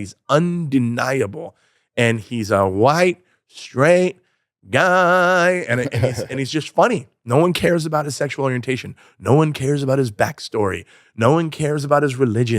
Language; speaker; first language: English; native; English